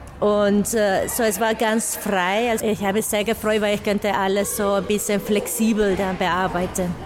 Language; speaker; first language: German; non-native, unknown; Spanish